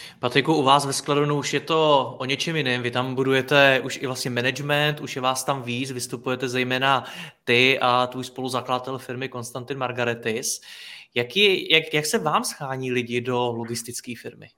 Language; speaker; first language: Czech; native; Czech